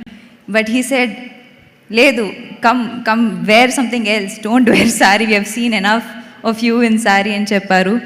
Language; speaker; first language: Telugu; non-native, fluent; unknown